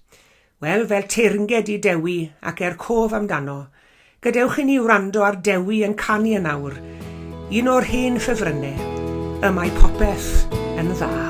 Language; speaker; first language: Welsh; native; Welsh